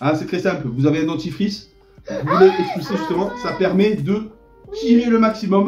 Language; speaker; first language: French; native; French